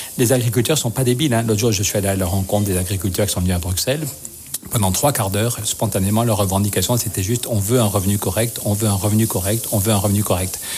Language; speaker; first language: French; native; French